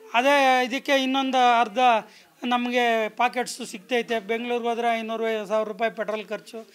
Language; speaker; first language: Kannada; native; Kannada